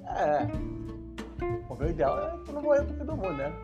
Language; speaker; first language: Portuguese; native; Portuguese